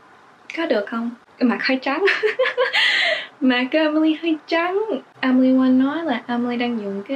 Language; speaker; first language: Vietnamese; early bilingual, heritage; English